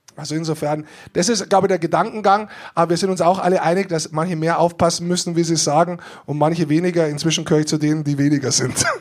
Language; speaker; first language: German; native; German